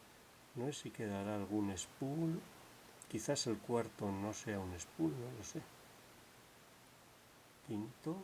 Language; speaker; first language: Spanish; native; Spanish